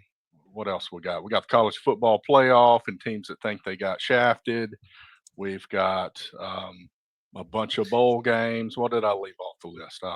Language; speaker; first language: English; native; English